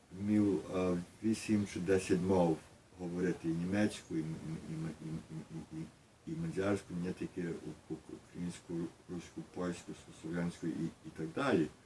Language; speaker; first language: Ukrainian; early bilingual, heritage; Ukrainian